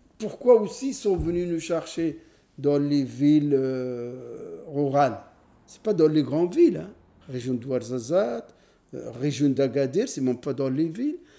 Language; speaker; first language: French; non-native, fluent; Arabic